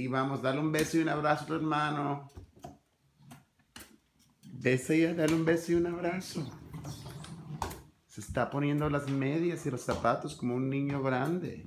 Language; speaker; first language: Spanish; early bilingual, other home language; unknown